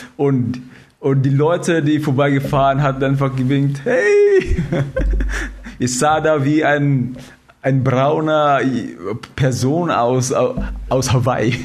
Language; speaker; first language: German; non-native, fluent; Filipino